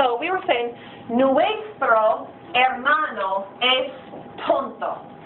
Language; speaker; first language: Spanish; non-native, fluent; English